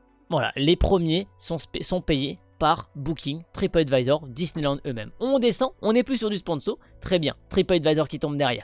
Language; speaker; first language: French; native; French